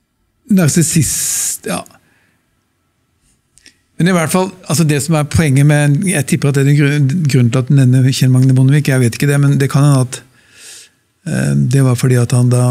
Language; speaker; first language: Norwegian; native; Norwegian